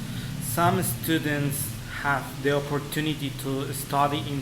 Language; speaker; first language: English; non-native, fluent; Spanish